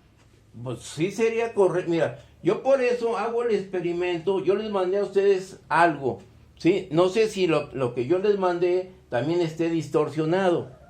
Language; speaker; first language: Spanish; native; Spanish